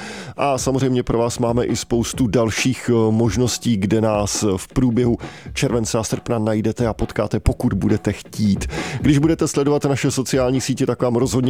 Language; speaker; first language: Czech; native; Czech